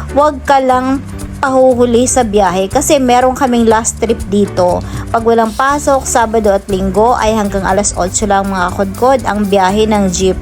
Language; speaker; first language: Filipino; native; Filipino